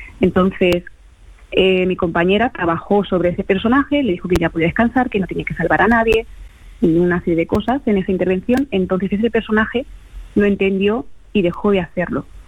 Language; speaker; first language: Spanish; early bilingual, other home language; Portuguese